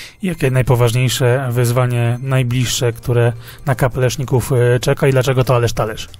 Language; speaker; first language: Polish; native; Polish